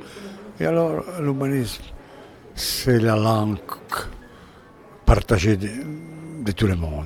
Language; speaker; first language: French; non-native, fluent; Italian